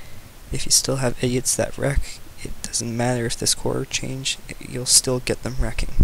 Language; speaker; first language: English; native; English